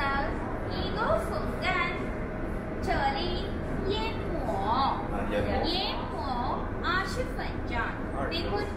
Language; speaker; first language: Chinese; non-native, learner; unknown